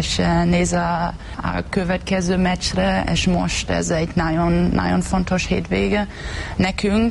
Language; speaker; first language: Hungarian; non-native, learner; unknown